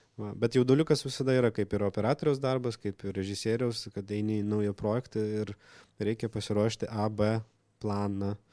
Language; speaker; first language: Lithuanian; non-native, local second language; Russian